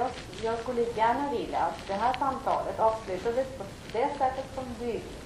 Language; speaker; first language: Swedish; non-native, fluent; Russian